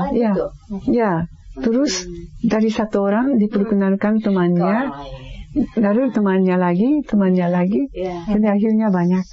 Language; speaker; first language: Indonesian; non-native, fluent; Japanese